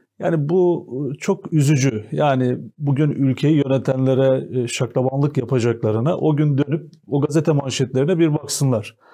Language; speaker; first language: Turkish; native; Turkish